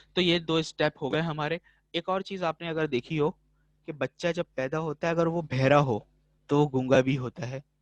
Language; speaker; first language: Urdu; native; Urdu